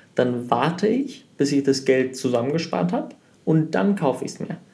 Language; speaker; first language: German; early bilingual, heritage; German